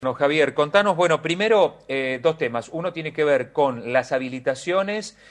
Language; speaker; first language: Spanish; native; Spanish